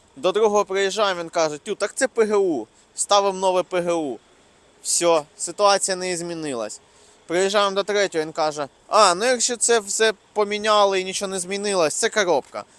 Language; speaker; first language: Ukrainian; non-native, local second language; Russian